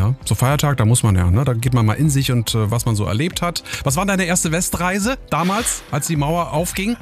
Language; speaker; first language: German; native; German